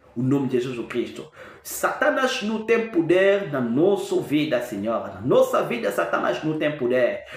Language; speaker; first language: Portuguese; non-native, learner; French